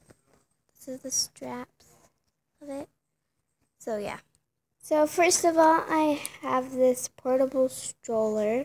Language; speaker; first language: English; native; English